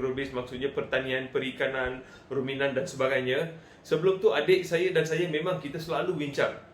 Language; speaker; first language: Malay; non-native, local second language; Tamil